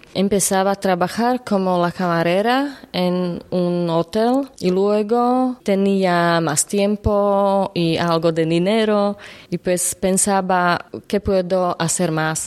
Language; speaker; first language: Spanish; non-native, learner; Slovak